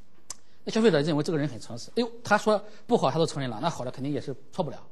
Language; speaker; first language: Chinese; native; Chinese